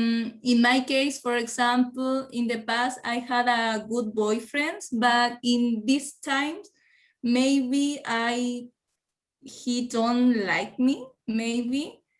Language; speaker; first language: English; non-native, learner; Spanish